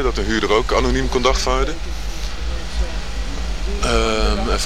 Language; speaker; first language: Dutch; native; Dutch